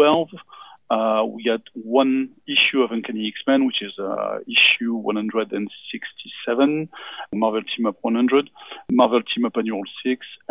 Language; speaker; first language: English; non-native, fluent; French